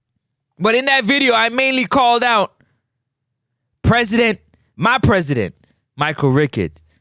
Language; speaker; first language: English; native; English